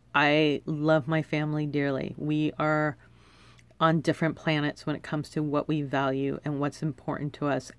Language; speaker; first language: English; native; English